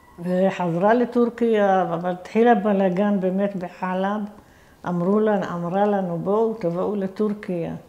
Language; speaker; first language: Hebrew; early bilingual, other home language; Arabic